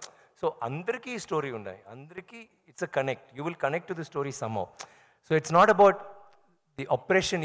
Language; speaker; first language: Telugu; non-native, learner; Tamil